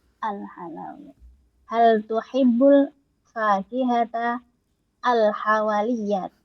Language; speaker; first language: Arabic; non-native, learner; Indonesian